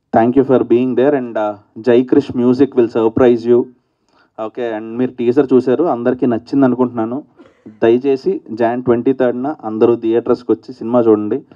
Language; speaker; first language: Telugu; native; Telugu